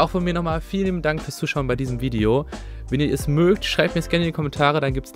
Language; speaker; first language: German; native; German